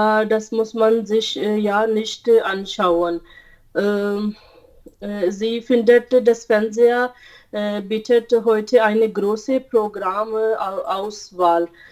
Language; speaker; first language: German; non-native, learner; Urdu